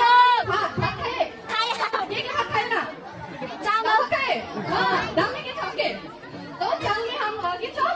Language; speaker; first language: Nepali; non-native, learner; Bangla